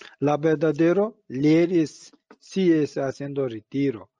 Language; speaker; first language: Spanish; non-native, learner; Tibetan